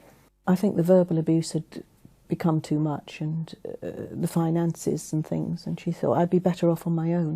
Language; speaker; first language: English; native; English